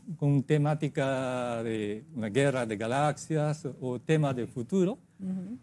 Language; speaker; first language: Spanish; non-native, fluent; Japanese